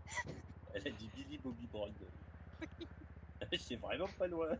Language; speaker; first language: French; native; French